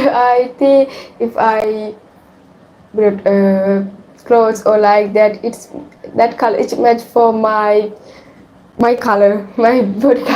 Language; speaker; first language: English; non-native, learner; Sinhala